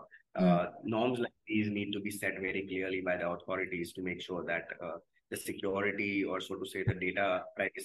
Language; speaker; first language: English; non-native, local second language; Gujarati